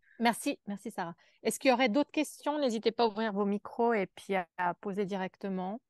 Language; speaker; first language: French; native; French